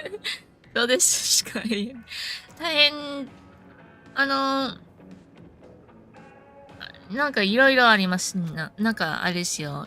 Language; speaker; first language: Japanese; non-native, fluent; English